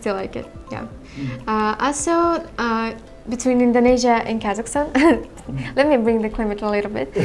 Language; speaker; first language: English; non-native, learner; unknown